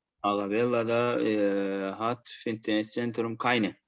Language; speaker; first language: German; non-native, learner; Azerbaijani